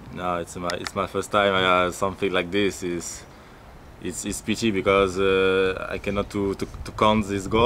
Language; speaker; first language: English; non-native, learner; French